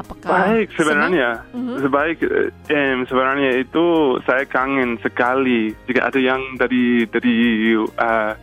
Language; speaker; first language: Indonesian; non-native, fluent; English